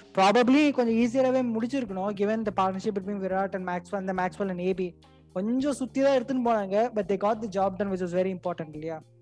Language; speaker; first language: English; non-native, local second language; Tamil